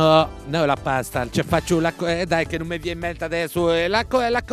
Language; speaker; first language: Italian; native; Italian